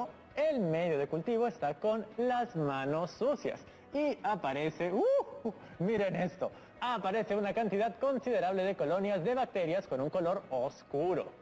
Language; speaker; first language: Spanish; native; Spanish